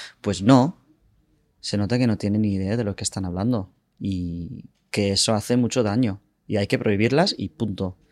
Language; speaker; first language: Spanish; non-native, fluent; English